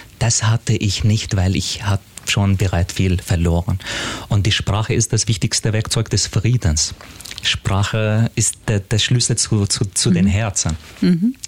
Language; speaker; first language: German; non-native, fluent; Arabic